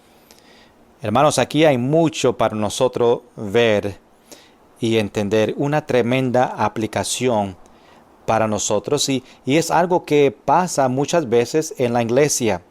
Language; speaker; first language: Spanish; non-native, fluent; English